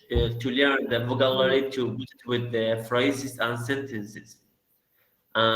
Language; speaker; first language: English; non-native, learner; Arabic